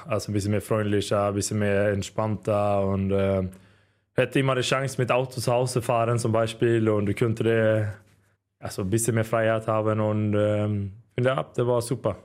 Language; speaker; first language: German; non-native, learner; Swedish